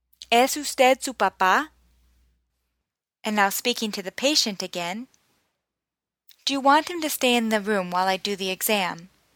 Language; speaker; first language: English; native; English